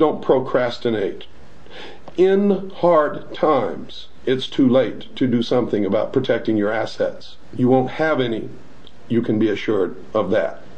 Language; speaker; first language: English; native; English